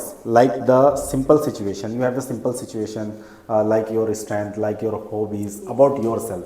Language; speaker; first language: English; non-native, local second language; Hindi